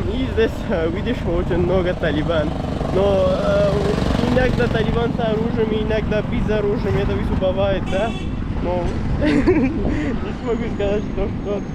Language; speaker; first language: Russian; non-native, learner; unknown